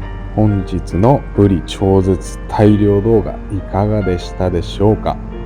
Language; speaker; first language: Japanese; native; Japanese